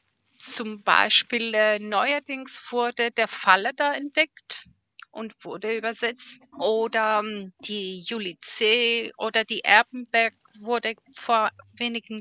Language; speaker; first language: German; early bilingual, heritage; German